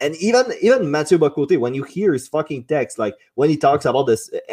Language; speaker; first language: English; non-native, fluent; French